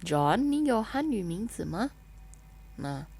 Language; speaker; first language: Chinese; non-native, learner; Indonesian